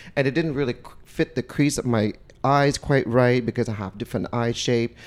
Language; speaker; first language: English; non-native, fluent; Vietnamese